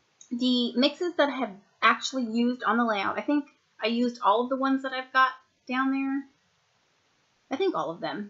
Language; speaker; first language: English; native; English